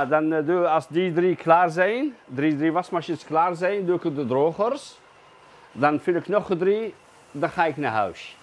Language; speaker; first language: Dutch; non-native, fluent; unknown